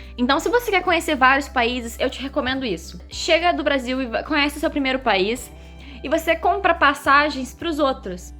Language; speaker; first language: Portuguese; native; Portuguese